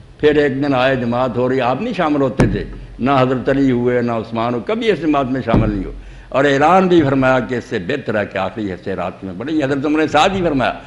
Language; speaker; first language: Urdu; non-native, local second language; Punjabi